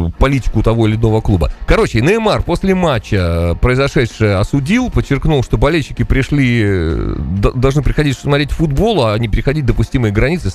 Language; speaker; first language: Russian; native; Russian